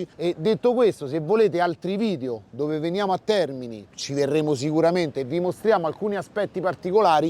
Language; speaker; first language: Italian; native; Italian